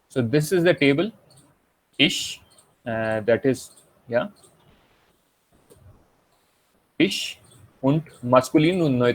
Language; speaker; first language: German; non-native, fluent; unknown